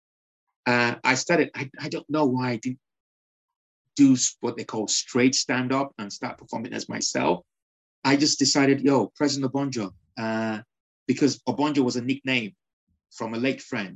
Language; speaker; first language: English; non-native, local second language; Yoruba